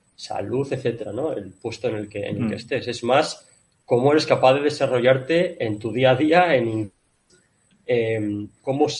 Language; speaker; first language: Spanish; native; Spanish